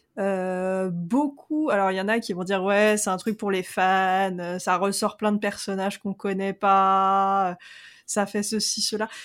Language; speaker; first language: French; native; French